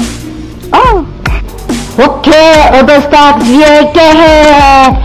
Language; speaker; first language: German; non-native, learner; English